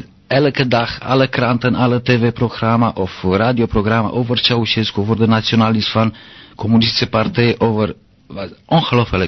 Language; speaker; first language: Dutch; non-native, learner; Romanian